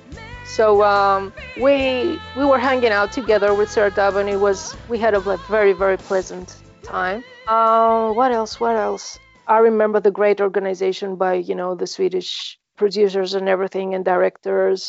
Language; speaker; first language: English; non-native, fluent; Greek